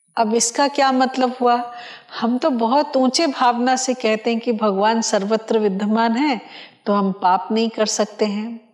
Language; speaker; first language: Hindi; non-native, local second language; Odia